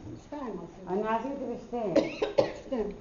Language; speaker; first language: Hebrew; non-native, learner; Arabic